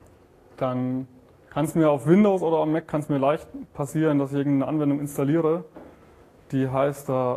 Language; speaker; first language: German; native; German